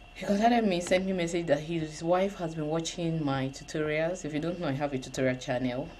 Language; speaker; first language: English; non-native, local second language; Yoruba